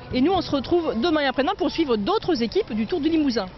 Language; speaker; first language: French; native; French